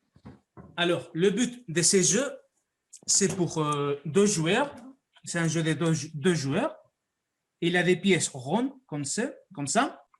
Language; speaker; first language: French; non-native, fluent; Spanish